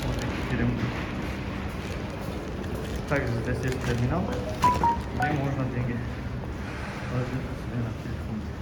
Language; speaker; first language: Russian; early bilingual, other home language; Tajik